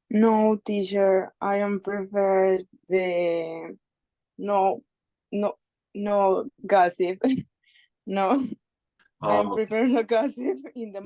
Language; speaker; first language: English; non-native, learner; Spanish